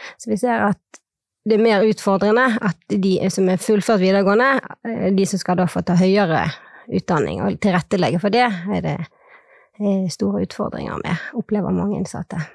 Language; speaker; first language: Norwegian; native; Norwegian